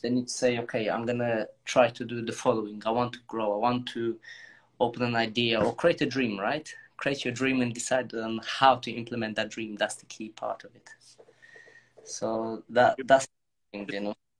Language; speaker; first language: English; non-native, fluent; Romanian